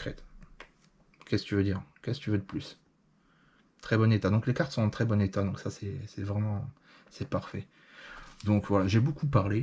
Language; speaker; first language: French; native; French